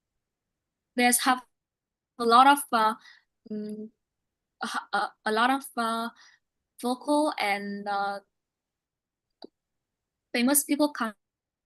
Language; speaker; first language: English; non-native, learner; Vietnamese